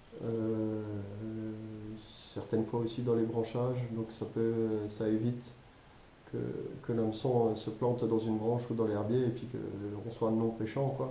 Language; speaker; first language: French; native; French